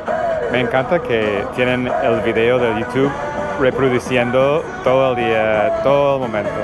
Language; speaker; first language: Spanish; non-native, fluent; English